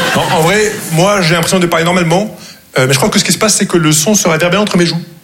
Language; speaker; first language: French; non-native, local second language; Arabic